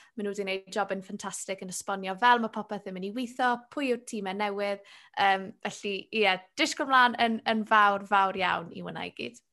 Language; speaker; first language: Welsh; native; Welsh